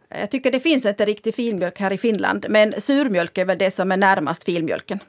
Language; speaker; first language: Swedish; native; Swedish